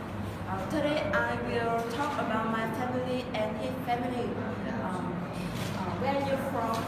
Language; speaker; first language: English; non-native, learner; Vietnamese